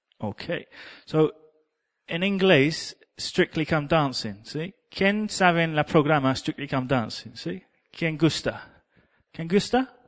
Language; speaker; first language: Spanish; non-native, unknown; English